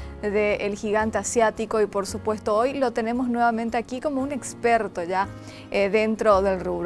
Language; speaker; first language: Spanish; native; Spanish